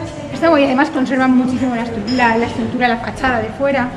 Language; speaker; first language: Spanish; native; Spanish